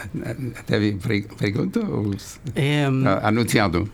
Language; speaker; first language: Spanish; non-native, learner; English